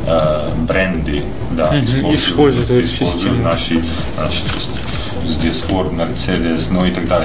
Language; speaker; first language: Russian; non-native, fluent; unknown